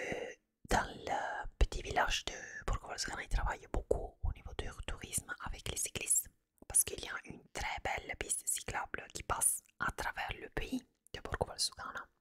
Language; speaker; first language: French; non-native, fluent; Italian